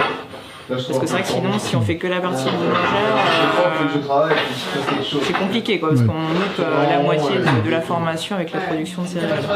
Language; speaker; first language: French; native; French